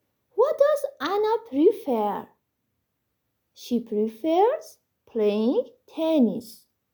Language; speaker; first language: English; non-native, fluent; Persian